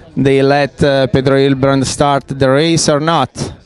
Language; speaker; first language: English; non-native, fluent; Italian